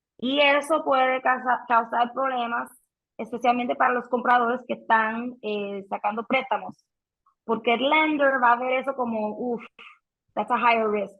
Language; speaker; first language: Spanish; early bilingual, heritage; Spanish